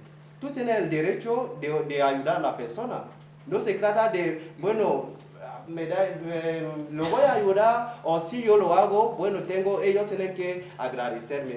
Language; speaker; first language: Spanish; non-native, fluent; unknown